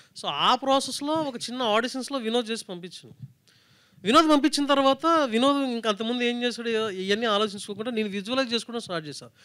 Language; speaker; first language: Telugu; native; Telugu